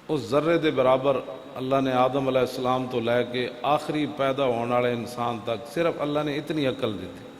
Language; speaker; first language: Urdu; non-native, local second language; Punjabi